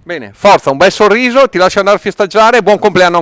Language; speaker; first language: Italian; native; Italian